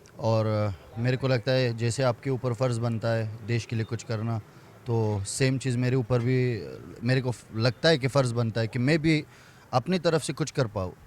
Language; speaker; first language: Hindi; non-native, fluent; Persian